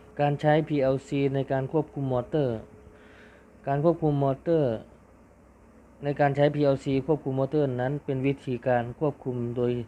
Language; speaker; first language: Thai; native; Thai